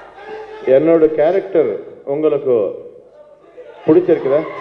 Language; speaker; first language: Tamil; non-native, learner; Telugu